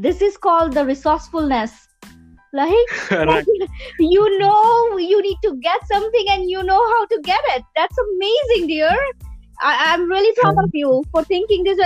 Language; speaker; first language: English; non-native, local second language; Gujarati